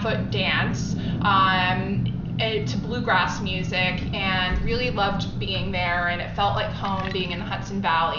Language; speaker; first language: English; native; English